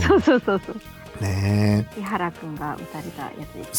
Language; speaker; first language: Japanese; native; Japanese